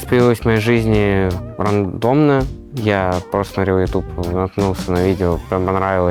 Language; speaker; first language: Russian; native; Russian